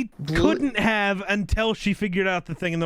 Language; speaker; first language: English; native; English